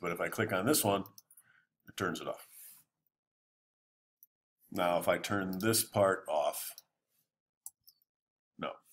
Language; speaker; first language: English; native; English